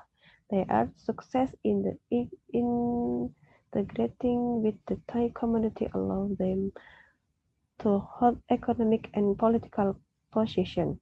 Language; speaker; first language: English; non-native, learner; Indonesian